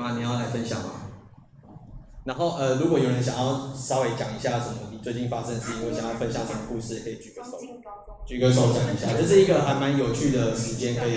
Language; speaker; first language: Chinese; native; Chinese